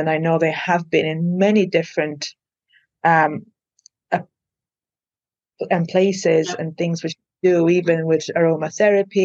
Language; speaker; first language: English; non-native, fluent; Maltese